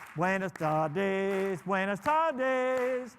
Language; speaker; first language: Spanish; non-native, learner; English